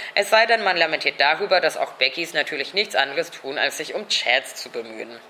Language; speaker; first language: German; native; German